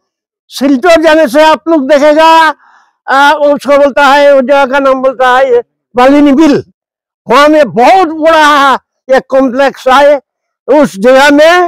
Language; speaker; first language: Hindi; non-native, local second language; Bangla